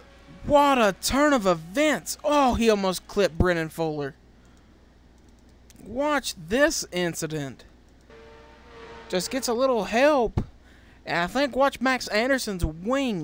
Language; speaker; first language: English; native; English